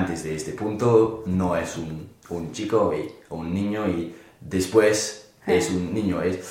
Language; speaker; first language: Spanish; non-native, learner; English